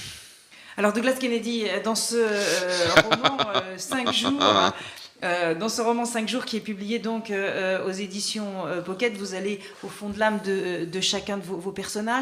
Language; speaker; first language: French; native; French